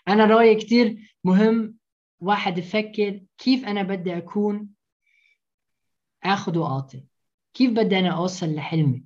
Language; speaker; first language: Arabic; early bilingual, heritage; Arabic